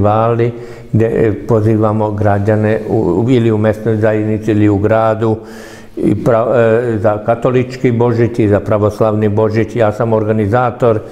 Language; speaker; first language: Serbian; non-native, local second language; Hungarian